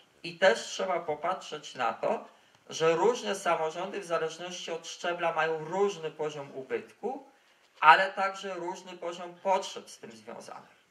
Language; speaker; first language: Polish; native; Polish